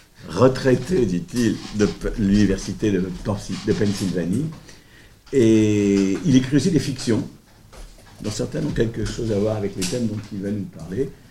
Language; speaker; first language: French; native; French